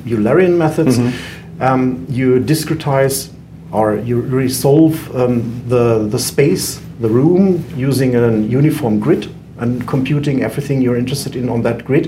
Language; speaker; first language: English; non-native, fluent; German